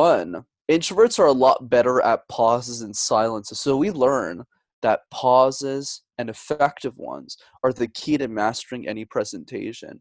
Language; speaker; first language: English; native; English